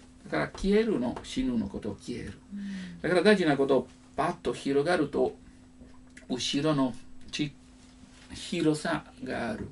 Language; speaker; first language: Japanese; non-native, learner; Italian